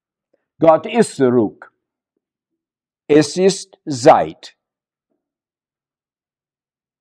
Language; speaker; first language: German; non-native, learner; English